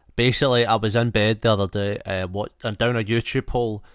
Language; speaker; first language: English; native; English